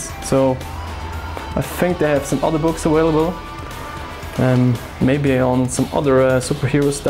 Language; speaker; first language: English; non-native, fluent; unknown